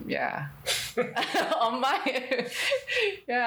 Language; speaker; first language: English; non-native, fluent; Korean